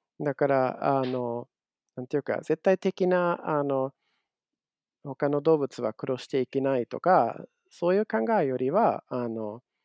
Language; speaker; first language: Japanese; non-native, fluent; German